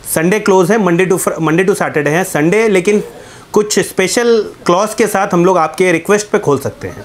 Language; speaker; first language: Hindi; non-native, local second language; Bangla